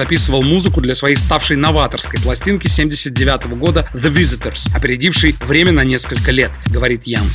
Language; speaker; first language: Russian; native; Russian